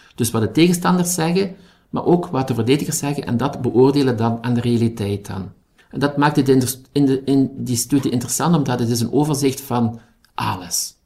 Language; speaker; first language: Dutch; native; Dutch